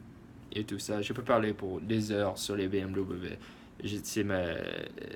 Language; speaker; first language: French; early bilingual, heritage; English